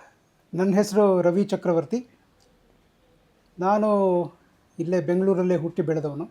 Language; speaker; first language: Kannada; native; Kannada